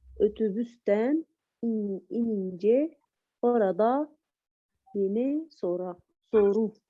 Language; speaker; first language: Turkish; non-native, learner; Arabic